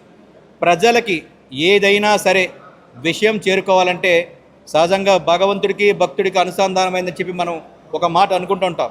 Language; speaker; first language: Telugu; native; Telugu